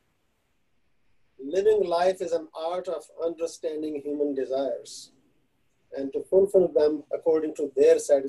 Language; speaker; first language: English; non-native, local second language; Hindi